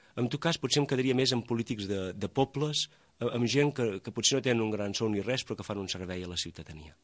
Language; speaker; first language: Catalan; native; Catalan